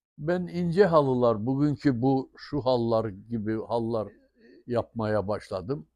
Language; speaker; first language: Turkish; native; Turkish